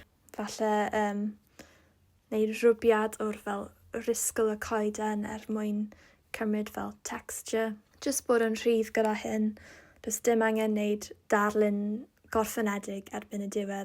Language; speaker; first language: Welsh; non-native, local second language; English